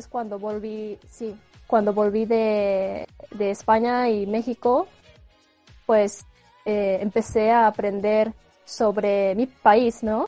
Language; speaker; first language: Spanish; non-native, fluent; Japanese